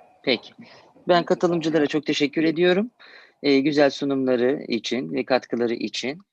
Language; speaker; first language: Turkish; native; Turkish